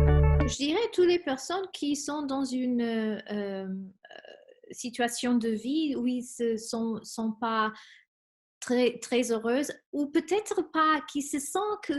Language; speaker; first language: French; non-native, fluent; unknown